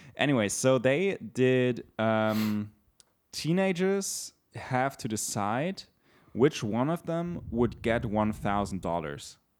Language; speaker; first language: English; non-native, fluent; German